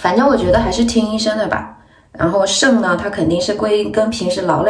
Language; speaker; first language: Chinese; native; Chinese